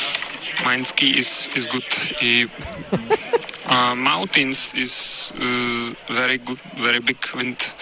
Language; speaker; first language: English; non-native, learner; German